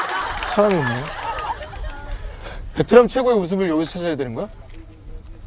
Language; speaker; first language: Korean; native; Korean